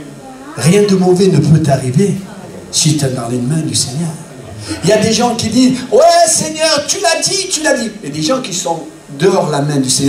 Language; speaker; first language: French; native; French